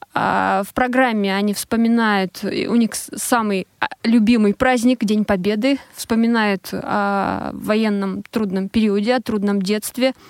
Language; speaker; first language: Russian; native; Russian